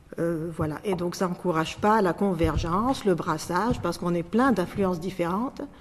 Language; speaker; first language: French; non-native, local second language; Arabic